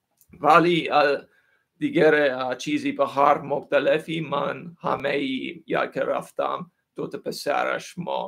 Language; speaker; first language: Persian; non-native, learner; English